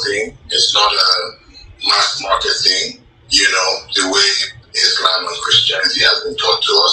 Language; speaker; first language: English; non-native, local second language; Igbo